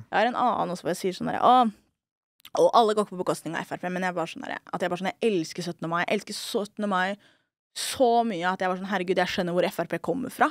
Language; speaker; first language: Norwegian; early bilingual, other home language; Somali